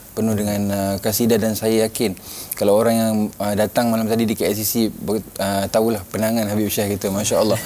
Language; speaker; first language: Malay; native; Malay